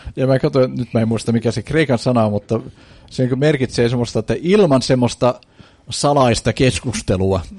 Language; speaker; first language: Finnish; native; Finnish